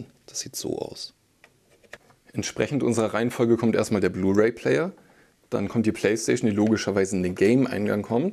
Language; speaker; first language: German; native; German